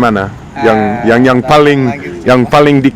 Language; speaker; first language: Indonesian; non-native, fluent; English